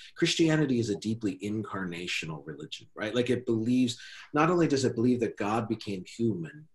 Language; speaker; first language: English; native; English